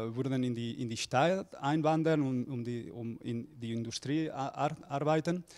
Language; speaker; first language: German; non-native, fluent; Spanish